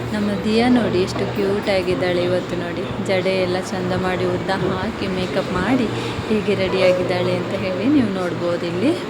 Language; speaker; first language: Kannada; non-native, local second language; Konkani